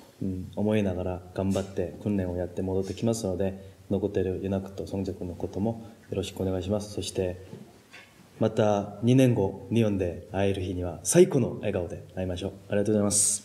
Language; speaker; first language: Japanese; non-native, fluent; Korean